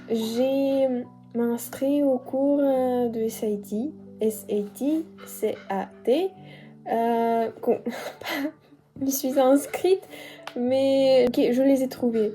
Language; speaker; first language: French; non-native, learner; Russian